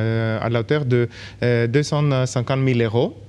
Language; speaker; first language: French; non-native, local second language; Greek